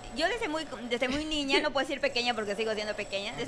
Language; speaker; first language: Spanish; native; Spanish